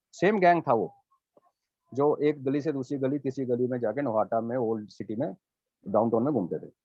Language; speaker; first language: Hindi; non-native, local second language; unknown